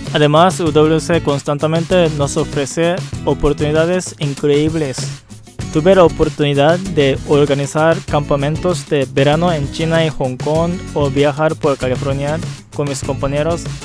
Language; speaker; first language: Spanish; non-native, fluent; Japanese